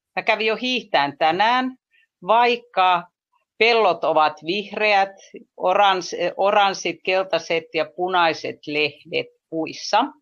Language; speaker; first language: Finnish; native; Finnish